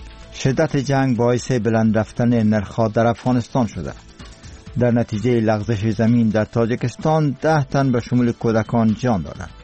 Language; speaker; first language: Persian; native; Persian